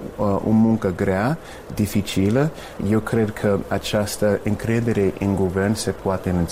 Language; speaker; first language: Romanian; non-native, fluent; English